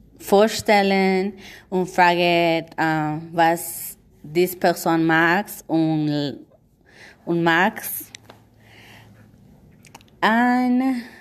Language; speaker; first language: German; non-native, learner; Spanish